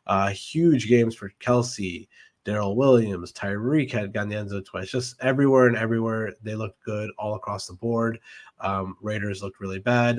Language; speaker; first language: English; native; English